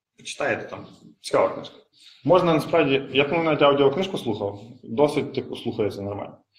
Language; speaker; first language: Ukrainian; native; Ukrainian